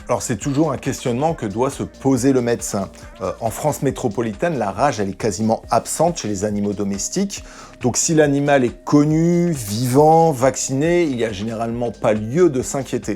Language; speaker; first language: French; native; French